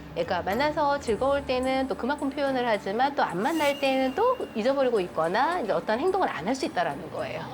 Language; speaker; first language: Korean; native; Korean